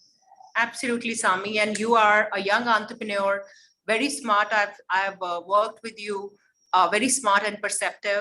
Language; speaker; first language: English; non-native, local second language; Hindi